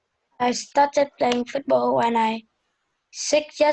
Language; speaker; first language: English; non-native, learner; Vietnamese